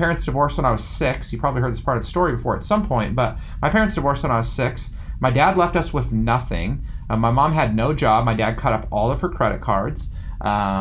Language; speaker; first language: English; native; English